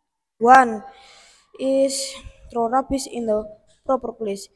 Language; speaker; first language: English; non-native, learner; Indonesian